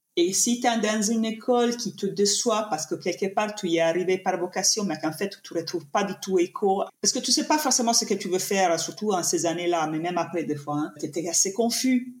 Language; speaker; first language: French; non-native, fluent; Italian